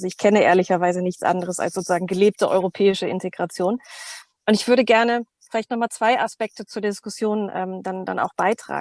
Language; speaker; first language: German; native; German